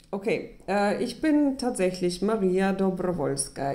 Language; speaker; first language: German; early bilingual, other home language; Russian